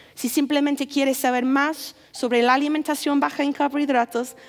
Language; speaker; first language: Spanish; non-native, fluent; English